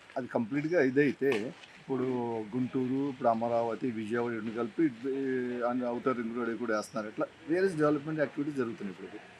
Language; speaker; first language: Telugu; native; Telugu